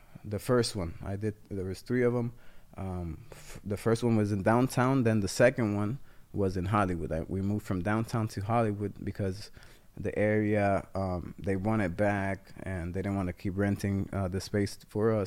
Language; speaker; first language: English; non-native, fluent; Spanish